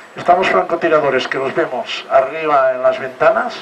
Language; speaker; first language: Spanish; non-native, local second language; Catalan